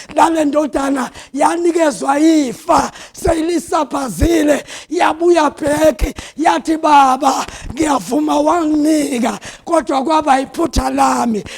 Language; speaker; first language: Zulu; non-native, local second language; South Ndebele